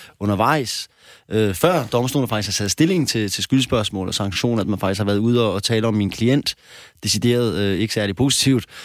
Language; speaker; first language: Danish; early bilingual, other home language; Persian